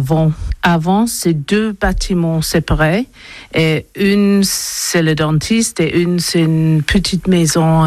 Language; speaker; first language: French; non-native, learner; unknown